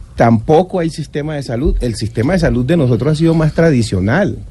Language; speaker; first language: Spanish; native; Spanish